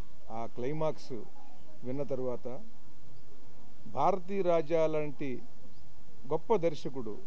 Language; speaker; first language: Telugu; native; Telugu